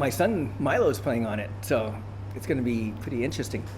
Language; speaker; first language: English; early bilingual, other home language; Thai